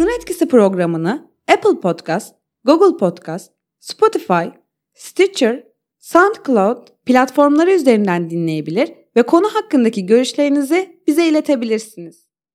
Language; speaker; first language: Turkish; native; Turkish